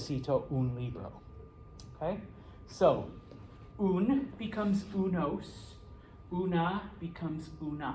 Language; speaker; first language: Spanish; non-native, fluent; English